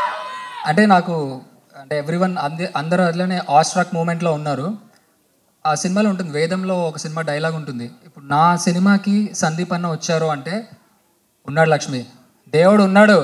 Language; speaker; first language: Telugu; native; Telugu